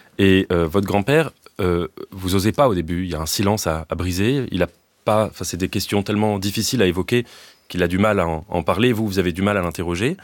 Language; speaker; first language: French; native; French